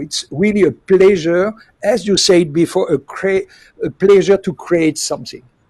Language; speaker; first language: English; non-native, fluent; French